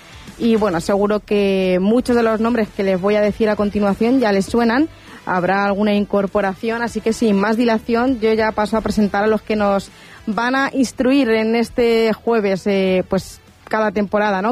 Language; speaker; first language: Spanish; native; Spanish